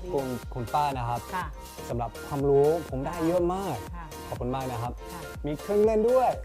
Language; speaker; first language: Thai; non-native, fluent; English